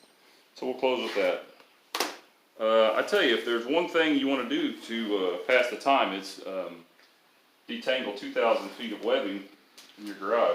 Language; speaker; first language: English; native; English